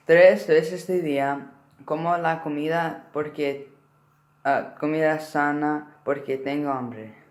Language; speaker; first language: Spanish; non-native, learner; English